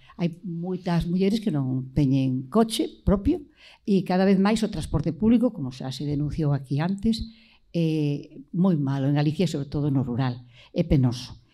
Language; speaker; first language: Galician; native; Galician